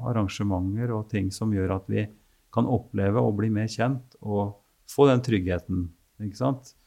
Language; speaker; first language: Norwegian; native; Norwegian